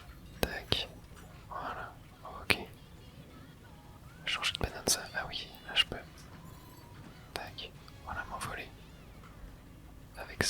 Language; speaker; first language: French; native; French